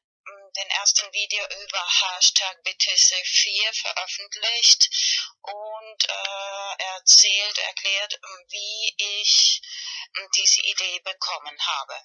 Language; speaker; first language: German; non-native, fluent; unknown